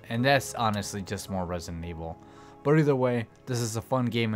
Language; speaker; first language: English; native; English